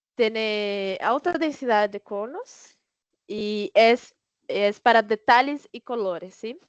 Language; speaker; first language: Spanish; non-native, learner; Portuguese